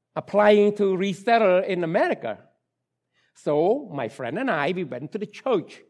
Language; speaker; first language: English; non-native, fluent; Khmer